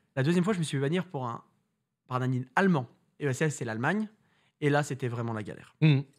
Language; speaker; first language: French; native; French